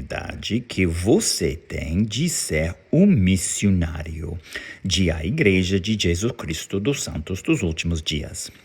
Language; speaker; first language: Portuguese; non-native, fluent; English